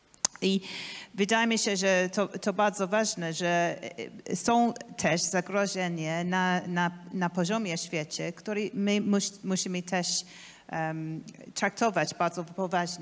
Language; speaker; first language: Polish; non-native, learner; English